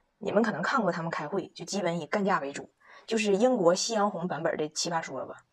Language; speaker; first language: Chinese; native; Chinese